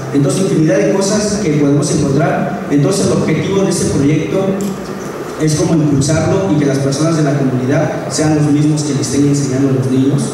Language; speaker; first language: Spanish; non-native, local second language; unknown